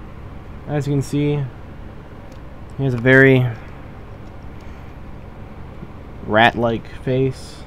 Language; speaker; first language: English; native; English